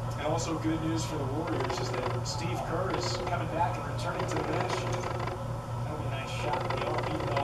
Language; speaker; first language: English; native; English